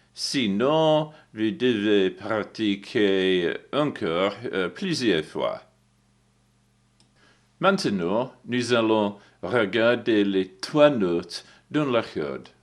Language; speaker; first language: French; non-native, learner; English